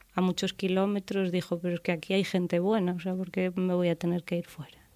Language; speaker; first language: Spanish; native; Spanish